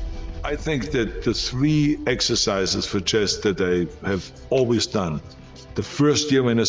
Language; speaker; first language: English; non-native, fluent; German